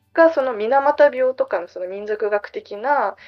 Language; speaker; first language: Japanese; native; Japanese